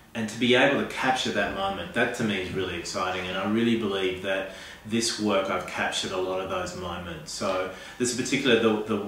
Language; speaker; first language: English; native; English